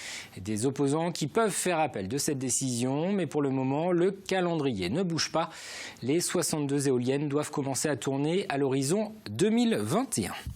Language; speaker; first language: French; native; French